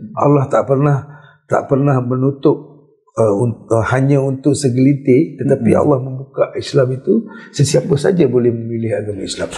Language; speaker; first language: Malay; non-native, local second language; Tamil